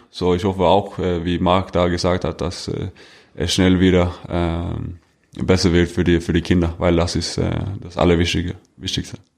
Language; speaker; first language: German; non-native, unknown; Norwegian